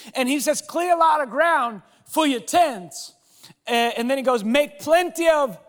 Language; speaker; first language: English; non-native, fluent; Swedish